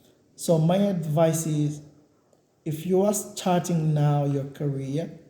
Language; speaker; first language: English; non-native, learner; Portuguese